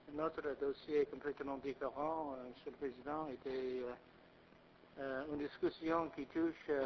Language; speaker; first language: French; non-native, fluent; English